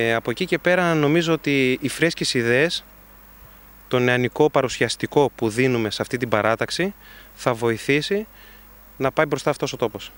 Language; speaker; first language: Greek; early bilingual, heritage; Greek